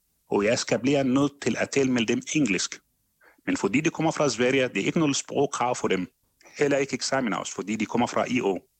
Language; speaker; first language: Danish; non-native, fluent; Arabic